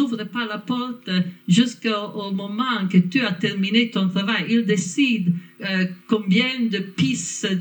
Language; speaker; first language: French; non-native, fluent; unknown